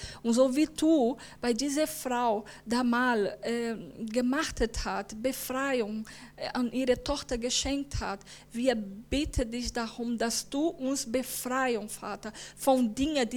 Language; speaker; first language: German; non-native, learner; Portuguese